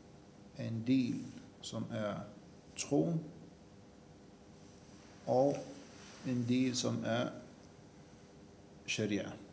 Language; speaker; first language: Danish; non-native, fluent; Arabic